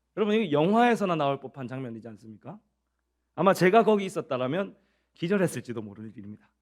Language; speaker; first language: Korean; native; Korean